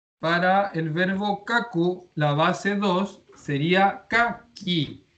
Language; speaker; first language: Spanish; native; Spanish